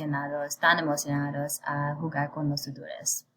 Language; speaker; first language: Spanish; non-native, learner; English